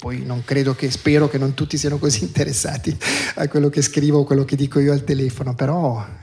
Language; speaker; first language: Italian; native; Italian